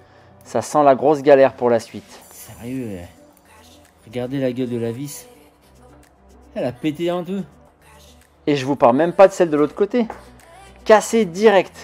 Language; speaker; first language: French; native; French